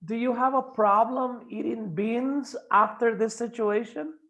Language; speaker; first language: English; non-native, fluent; Spanish